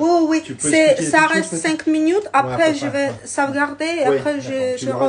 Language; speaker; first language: French; non-native, learner; Russian